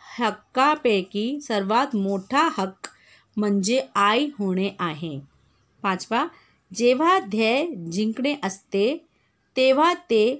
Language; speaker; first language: Marathi; non-native, local second language; Hindi